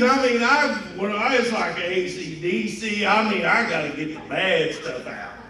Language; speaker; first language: English; native; English